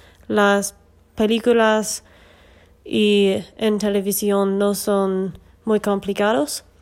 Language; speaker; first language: Spanish; non-native, learner; English